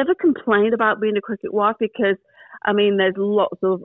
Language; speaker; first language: English; native; English